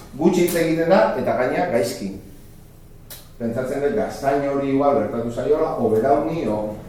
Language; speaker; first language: Basque; non-native, local second language; Spanish